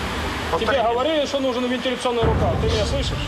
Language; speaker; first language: Russian; native; Russian